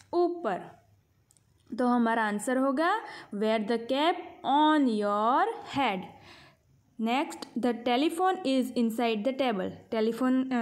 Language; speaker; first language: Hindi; non-native, local second language; Gujarati